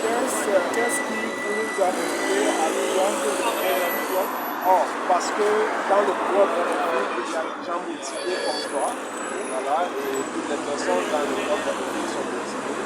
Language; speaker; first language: French; non-native, learner; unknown